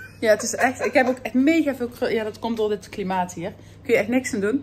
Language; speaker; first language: Dutch; native; Dutch